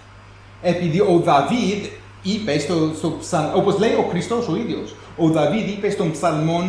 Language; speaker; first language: Greek; non-native, fluent; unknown